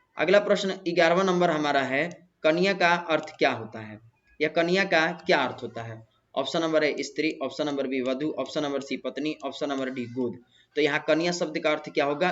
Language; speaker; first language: Hindi; native; Hindi